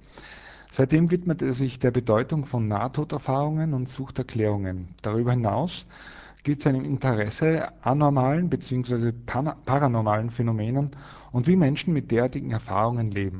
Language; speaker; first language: German; native; German